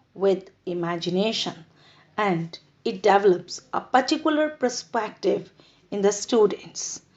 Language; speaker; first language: English; non-native, local second language; Punjabi